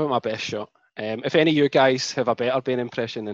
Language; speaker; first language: English; native; English